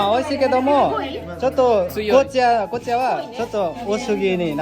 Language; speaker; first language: Japanese; non-native, learner; Nepali